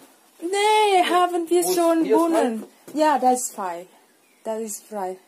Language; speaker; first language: German; non-native, learner; Vietnamese